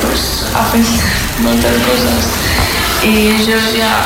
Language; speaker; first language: Catalan; non-native, learner; Georgian